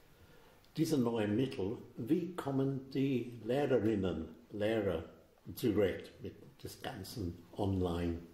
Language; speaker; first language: German; non-native, fluent; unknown